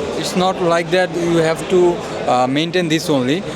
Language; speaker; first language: English; non-native, local second language; Bangla